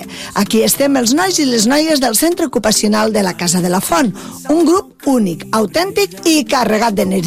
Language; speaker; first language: Catalan; native; Catalan